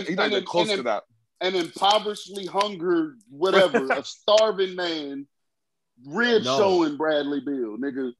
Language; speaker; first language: English; native; English